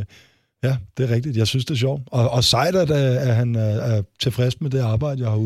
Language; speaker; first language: Danish; native; Danish